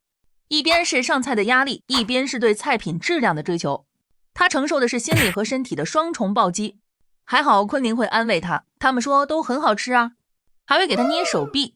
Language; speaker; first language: Chinese; native; Chinese